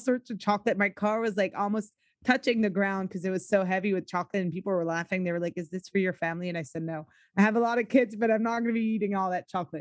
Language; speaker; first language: English; native; English